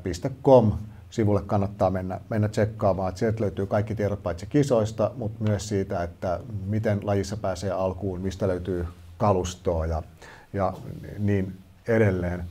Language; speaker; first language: Finnish; native; Finnish